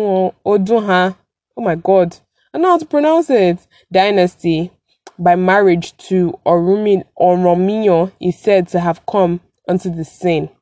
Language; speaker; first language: English; non-native, local second language; Yoruba